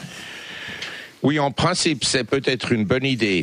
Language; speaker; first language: French; non-native, local second language; Swiss German